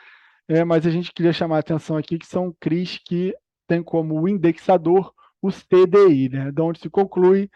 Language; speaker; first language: Portuguese; native; Portuguese